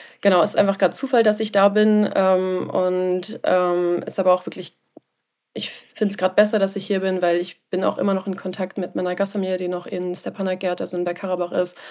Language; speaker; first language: German; native; German